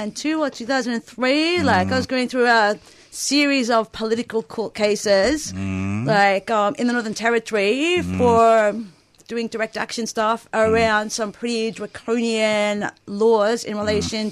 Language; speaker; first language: English; native; English